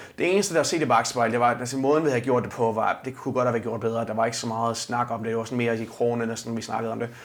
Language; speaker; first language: Danish; native; Danish